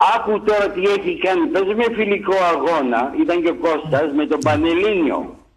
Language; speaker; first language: Greek; early bilingual, heritage; Greek